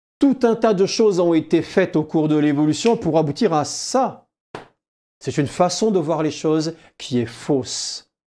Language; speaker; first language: French; native; French